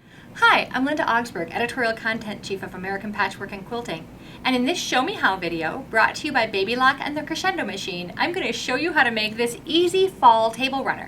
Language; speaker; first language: English; native; English